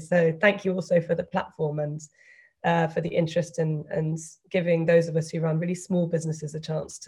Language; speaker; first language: English; native; English